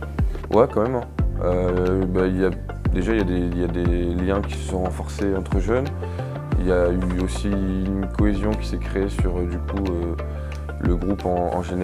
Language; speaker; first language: French; native; French